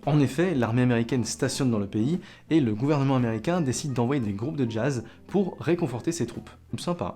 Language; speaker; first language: French; native; French